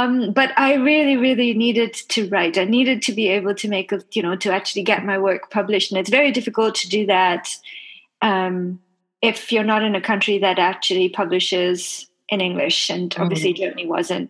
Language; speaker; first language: English; non-native, local second language; Bangla